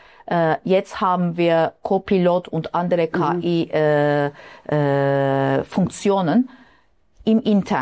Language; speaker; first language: German; non-native, fluent; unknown